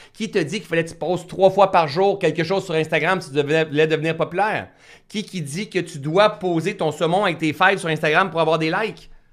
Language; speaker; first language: French; native; French